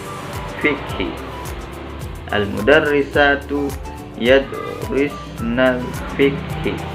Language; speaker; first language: Arabic; non-native, fluent; Indonesian